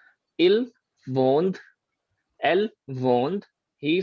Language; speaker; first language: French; non-native, learner; Hindi